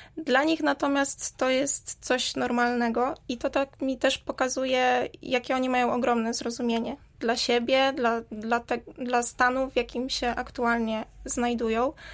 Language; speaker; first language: Polish; native; Polish